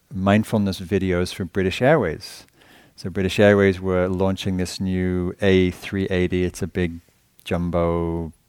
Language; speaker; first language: English; native; English